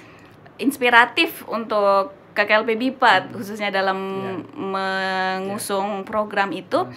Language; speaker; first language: Indonesian; native; Indonesian